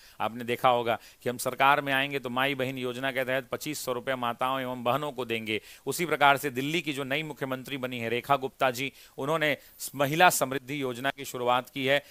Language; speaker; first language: Hindi; native; Hindi